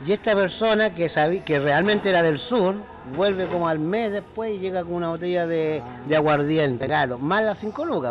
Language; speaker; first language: Spanish; native; Spanish